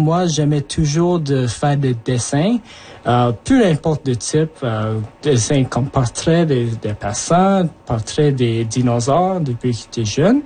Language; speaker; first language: French; early bilingual, other home language; Japanese